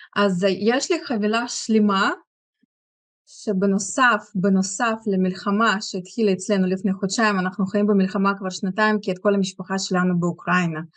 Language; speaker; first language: Hebrew; non-native, fluent; Russian